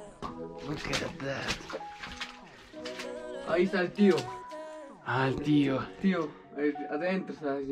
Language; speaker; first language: Spanish; non-native, learner; English